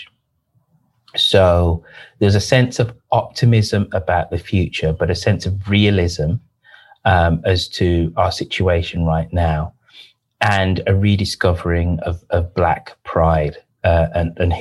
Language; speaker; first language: English; native; English